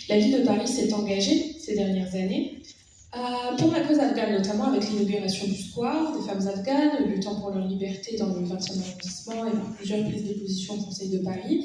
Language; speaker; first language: French; native; French